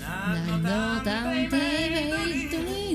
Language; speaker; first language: Polish; native; Polish